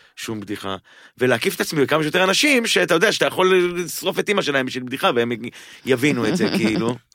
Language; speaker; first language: Hebrew; native; Hebrew